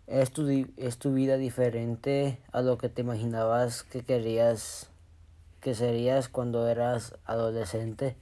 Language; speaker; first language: Spanish; early bilingual, heritage; Spanish